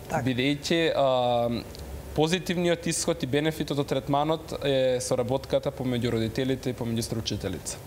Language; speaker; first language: Macedonian; native; Macedonian